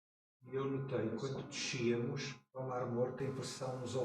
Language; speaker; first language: Portuguese; native; Portuguese